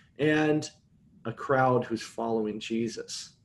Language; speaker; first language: English; native; English